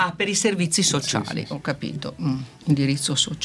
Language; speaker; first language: Italian; native; Italian